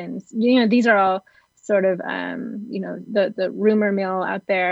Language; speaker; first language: English; native; English